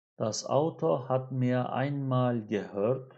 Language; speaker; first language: German; non-native, fluent; Turkish